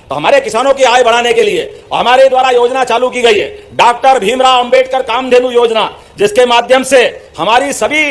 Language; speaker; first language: Hindi; native; Hindi